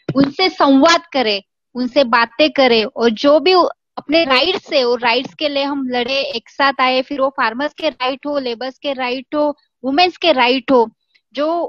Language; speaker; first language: Hindi; non-native, local second language; Marathi